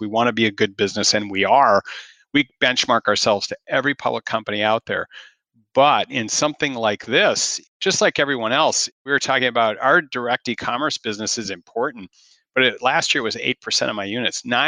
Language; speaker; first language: English; native; English